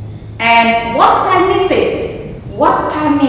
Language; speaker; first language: English; non-native, learner; Indonesian